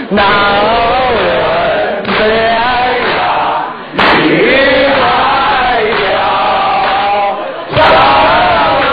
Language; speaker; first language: Chinese; native; Chinese